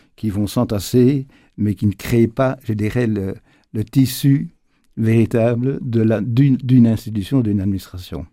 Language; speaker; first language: French; native; French